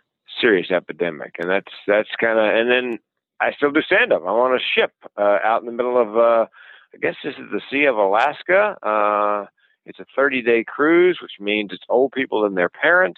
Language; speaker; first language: English; native; English